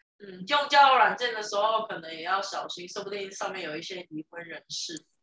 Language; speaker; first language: Chinese; native; Chinese